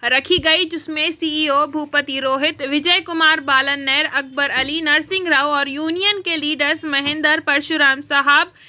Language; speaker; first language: Hindi; non-native, local second language; Urdu